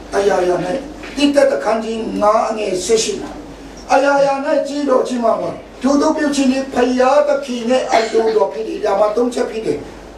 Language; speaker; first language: Burmese; non-native, local second language; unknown